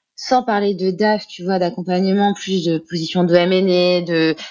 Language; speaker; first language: French; native; French